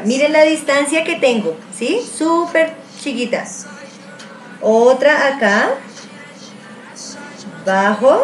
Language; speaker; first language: Spanish; native; Spanish